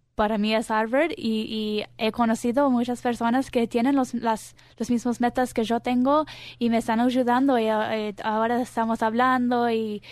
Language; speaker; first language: Spanish; early bilingual, heritage; Spanish